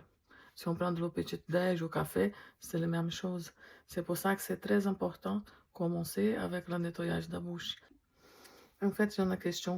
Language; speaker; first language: French; non-native, fluent; Portuguese